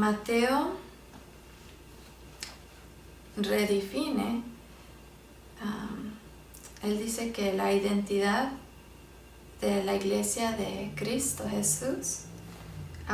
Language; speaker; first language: Spanish; early bilingual, heritage; Spanish